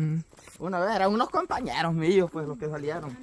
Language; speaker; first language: Spanish; native; Spanish